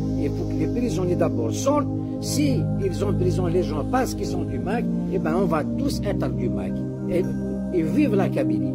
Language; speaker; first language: French; non-native, local second language; Kabyle